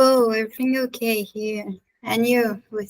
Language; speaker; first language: English; non-native, learner; Portuguese